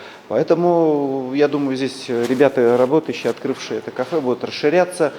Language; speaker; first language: Russian; native; Russian